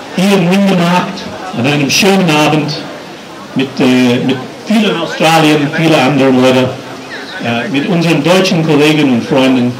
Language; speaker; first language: German; non-native, fluent; English